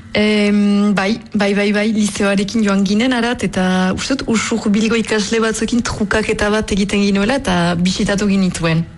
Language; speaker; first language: Basque; native; Basque